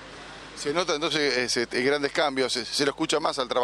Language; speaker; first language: Spanish; native; Spanish